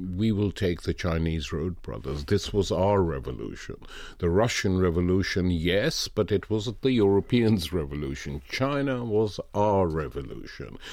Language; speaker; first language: English; non-native, local second language; Punjabi